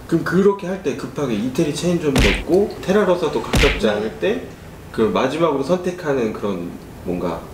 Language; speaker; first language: Korean; native; Korean